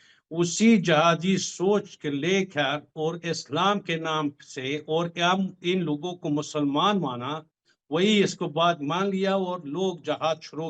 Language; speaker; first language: Hindi; non-native, fluent; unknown